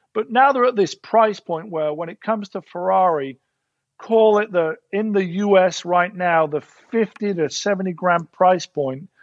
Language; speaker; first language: English; native; English